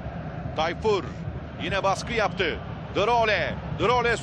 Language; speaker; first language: Turkish; native; Turkish